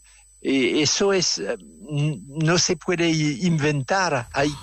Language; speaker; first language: Spanish; non-native, fluent; French